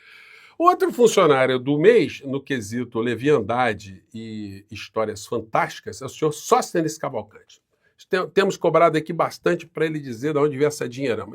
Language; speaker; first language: Portuguese; native; Portuguese